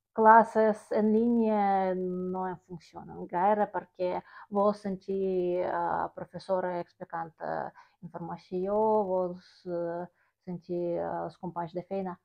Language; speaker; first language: Catalan; non-native, fluent; Russian